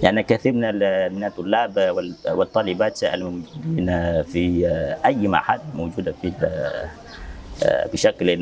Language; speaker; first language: Arabic; non-native, fluent; Indonesian